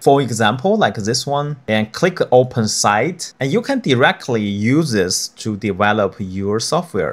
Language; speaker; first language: English; non-native, fluent; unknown